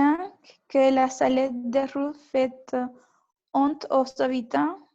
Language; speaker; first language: French; non-native, learner; Spanish